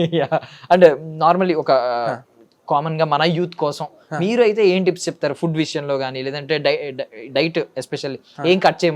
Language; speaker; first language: Telugu; native; Telugu